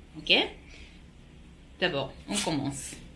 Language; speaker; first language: French; non-native, learner; Japanese